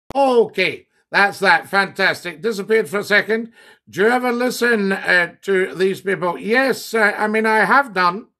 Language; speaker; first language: English; native; English